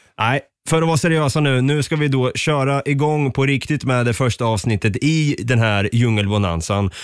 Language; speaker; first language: Swedish; native; Swedish